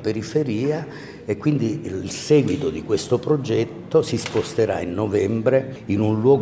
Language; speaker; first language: Italian; native; Italian